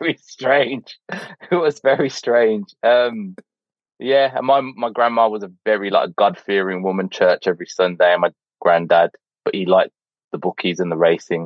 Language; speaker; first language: English; native; English